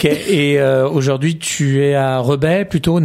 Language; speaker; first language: French; native; French